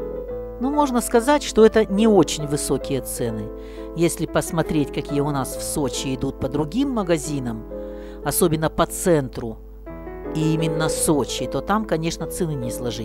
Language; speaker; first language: Russian; native; Russian